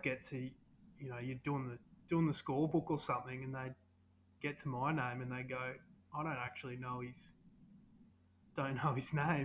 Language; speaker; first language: English; native; English